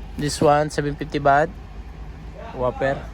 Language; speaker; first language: English; non-native, local second language; Filipino